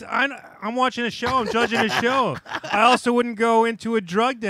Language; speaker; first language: English; native; English